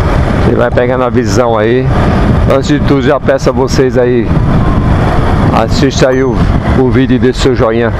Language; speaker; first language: Portuguese; native; Portuguese